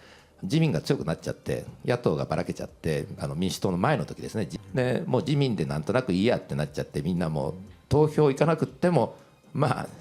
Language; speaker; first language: Japanese; native; Japanese